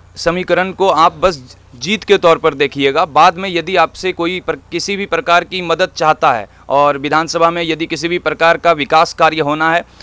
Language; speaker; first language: Hindi; native; Hindi